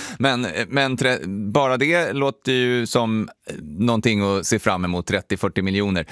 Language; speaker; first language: Swedish; native; Swedish